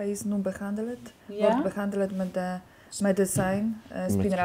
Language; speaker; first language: Dutch; non-native, learner; Polish